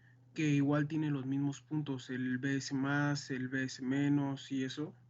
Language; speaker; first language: Spanish; native; Spanish